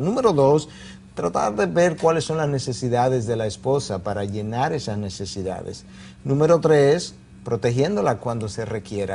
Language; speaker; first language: Spanish; native; Spanish